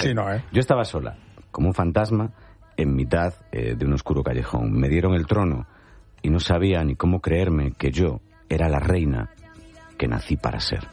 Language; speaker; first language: Spanish; native; Spanish